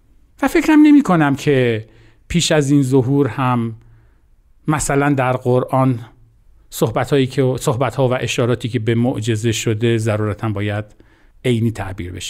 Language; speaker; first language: Persian; native; Persian